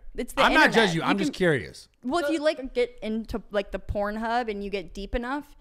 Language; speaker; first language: English; native; English